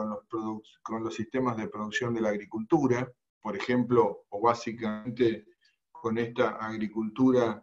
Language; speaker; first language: Spanish; native; Spanish